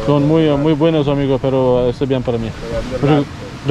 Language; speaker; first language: Spanish; non-native, learner; English